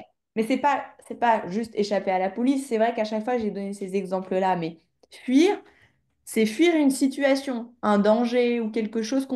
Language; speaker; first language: French; native; French